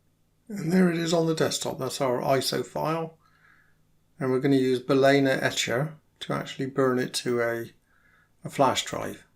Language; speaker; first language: English; native; English